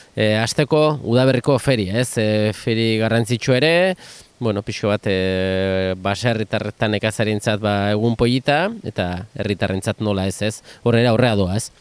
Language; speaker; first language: Basque; native; Basque